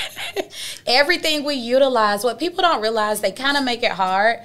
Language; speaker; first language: English; native; English